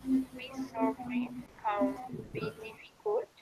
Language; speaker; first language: English; non-native, learner; Spanish